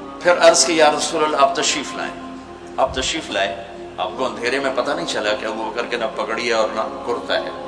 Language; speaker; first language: Urdu; non-native, local second language; Punjabi